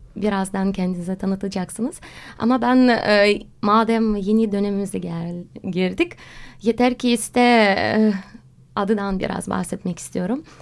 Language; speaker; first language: Turkish; non-native, fluent; Russian